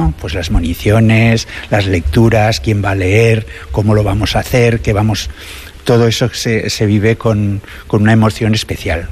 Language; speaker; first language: Spanish; native; Spanish